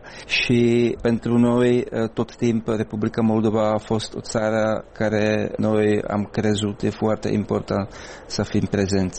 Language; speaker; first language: Romanian; non-native, learner; Czech